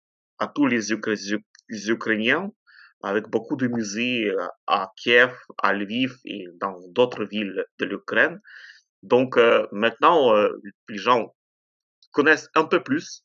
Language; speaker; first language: French; non-native, fluent; Ukrainian